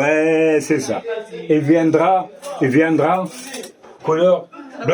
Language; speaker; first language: French; non-native, local second language; Arabic